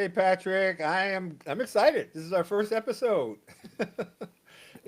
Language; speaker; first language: English; native; English